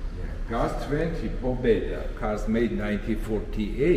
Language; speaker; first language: English; non-native, learner; Georgian